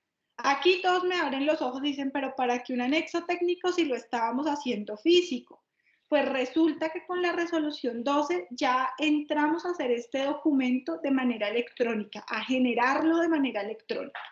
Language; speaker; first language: Spanish; native; Spanish